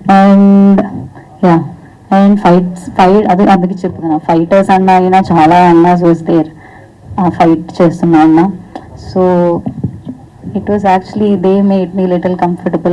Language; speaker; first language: Telugu; non-native, learner; Malayalam